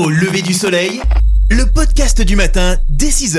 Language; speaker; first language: French; native; French